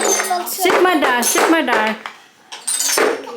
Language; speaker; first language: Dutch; non-native, learner; Waray